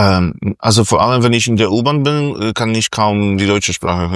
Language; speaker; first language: German; non-native, fluent; Polish